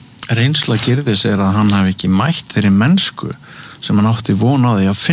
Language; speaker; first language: Icelandic; native; Icelandic